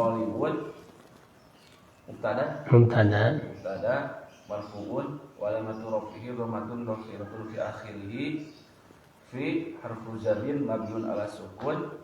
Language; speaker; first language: Arabic; non-native, learner; Indonesian